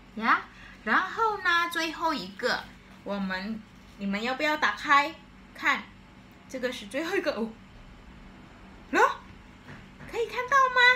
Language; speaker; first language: Chinese; non-native, fluent; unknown